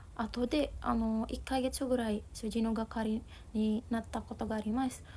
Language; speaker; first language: Japanese; non-native, learner; Indonesian